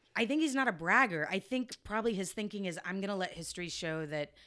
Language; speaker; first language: English; native; English